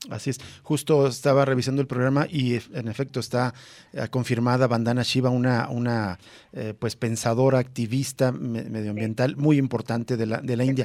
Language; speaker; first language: Spanish; native; Spanish